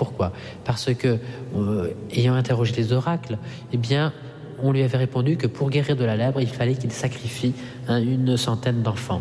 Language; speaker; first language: French; non-native, fluent; Italian